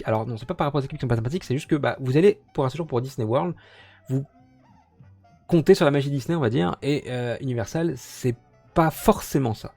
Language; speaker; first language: French; native; French